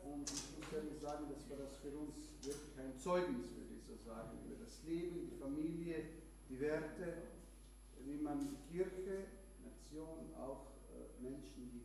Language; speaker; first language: German; non-native, fluent; Croatian